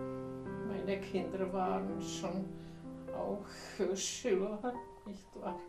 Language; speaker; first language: German; non-native, fluent; Czech